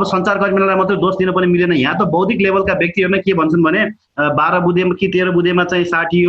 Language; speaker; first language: Nepali; native; Nepali